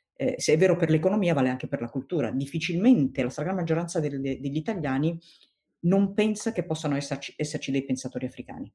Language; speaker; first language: Italian; non-native, fluent; Tigrinya